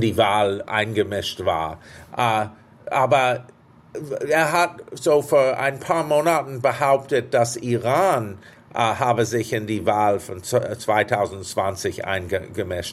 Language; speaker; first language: German; non-native, fluent; English